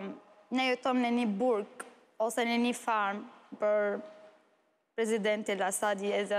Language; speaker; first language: Albanian; non-native, learner; Arabic